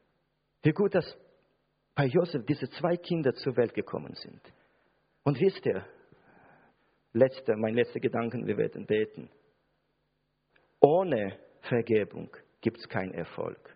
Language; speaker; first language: German; non-native, fluent; Russian